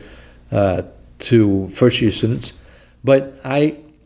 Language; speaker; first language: English; non-native, fluent; Portuguese